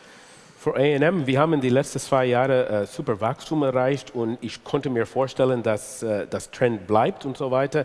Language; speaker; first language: German; non-native, fluent; English